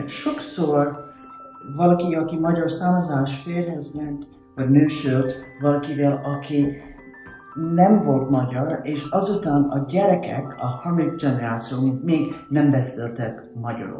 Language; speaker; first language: Hungarian; early bilingual, heritage; Hungarian